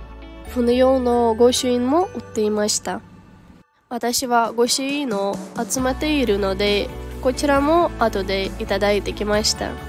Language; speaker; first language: Japanese; non-native, fluent; Ukrainian